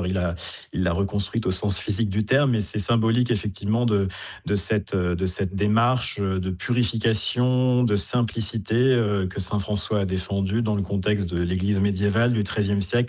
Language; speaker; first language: French; native; French